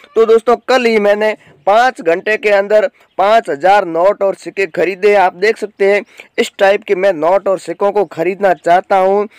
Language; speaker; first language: Hindi; native; Hindi